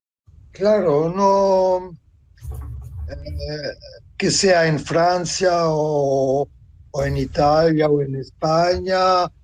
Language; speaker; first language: Spanish; non-native, fluent; Italian